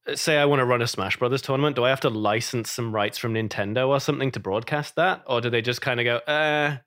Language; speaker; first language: English; native; English